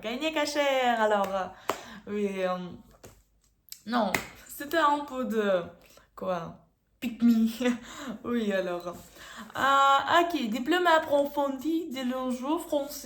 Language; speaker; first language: French; non-native, learner; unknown